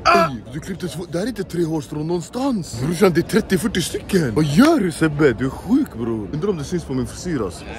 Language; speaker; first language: Swedish; native; Swedish